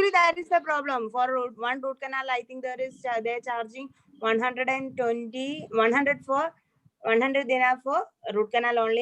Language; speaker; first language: English; non-native, learner; Malayalam